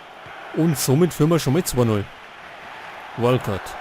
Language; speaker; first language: German; native; German